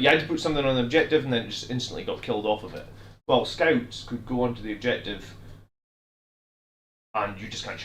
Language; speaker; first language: English; native; English